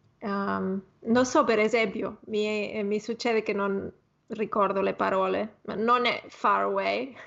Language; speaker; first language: Italian; non-native, fluent; Spanish